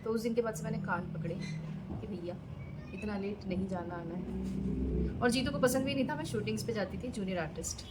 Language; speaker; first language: Hindi; native; Hindi